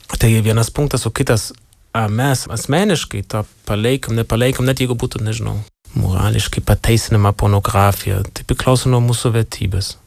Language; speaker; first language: Lithuanian; non-native, fluent; German